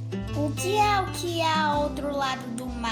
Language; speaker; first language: Portuguese; non-native, learner; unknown